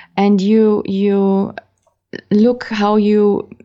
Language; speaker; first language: English; non-native, fluent; German